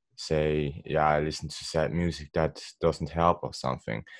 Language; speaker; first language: English; non-native, learner; Swiss German